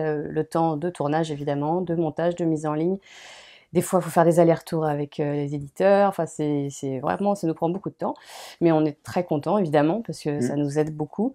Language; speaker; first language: French; native; French